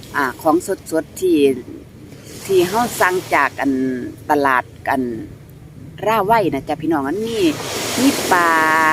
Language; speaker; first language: Thai; non-native, local second language; Northeastern Thai